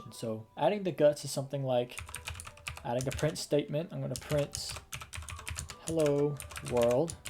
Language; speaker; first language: English; native; English